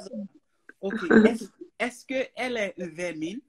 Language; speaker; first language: French; non-native, learner; Haitian Creole